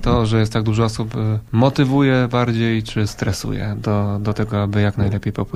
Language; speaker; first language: Polish; native; Polish